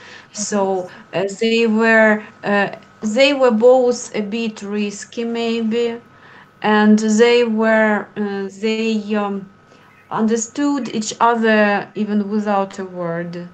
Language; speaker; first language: English; non-native, fluent; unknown